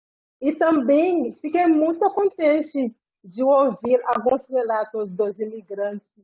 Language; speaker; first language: Portuguese; non-native, fluent; Haitian Creole